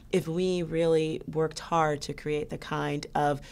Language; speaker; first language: English; native; English